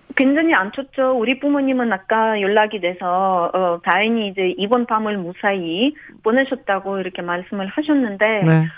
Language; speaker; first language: Korean; non-native, fluent; Ukrainian